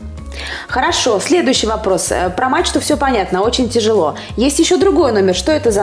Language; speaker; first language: Russian; native; Russian